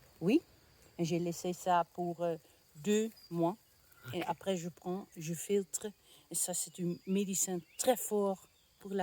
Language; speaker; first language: French; non-native, learner; Dutch